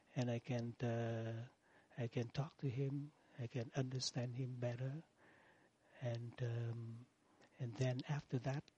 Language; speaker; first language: English; non-native, fluent; Vietnamese